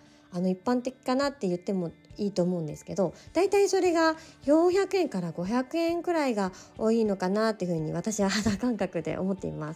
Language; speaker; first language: Japanese; native; Japanese